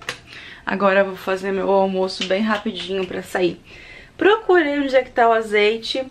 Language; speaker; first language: Portuguese; native; Portuguese